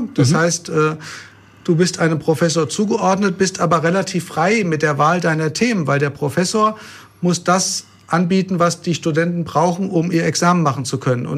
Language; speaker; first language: German; native; German